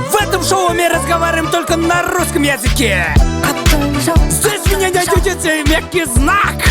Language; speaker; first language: Russian; non-native, local second language; Kazakh